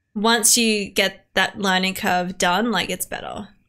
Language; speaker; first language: English; native; English